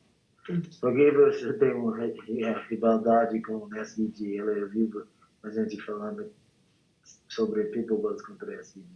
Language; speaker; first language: Portuguese; non-native, learner; English